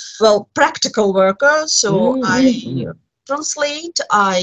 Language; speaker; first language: English; non-native, fluent; Russian